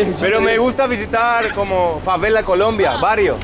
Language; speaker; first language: Spanish; non-native, learner; Greek